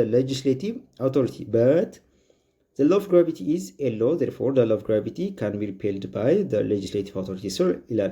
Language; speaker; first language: English; non-native, local second language; Amharic